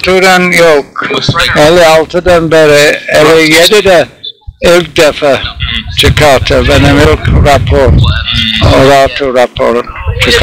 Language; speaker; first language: Turkish; non-native, learner; English